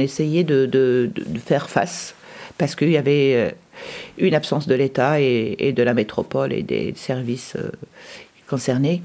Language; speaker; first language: French; early bilingual, other home language; Arabic